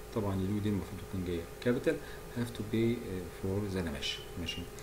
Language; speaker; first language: Arabic; native; Arabic